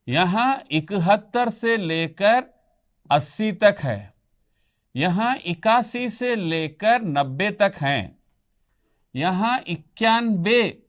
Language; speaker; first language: Hindi; non-native, local second language; Telugu